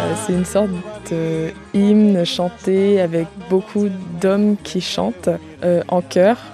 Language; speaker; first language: French; native; French